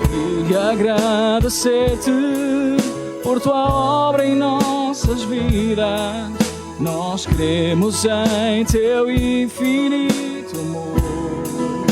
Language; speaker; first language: Portuguese; native; Portuguese